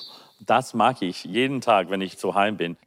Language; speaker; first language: German; non-native, fluent; English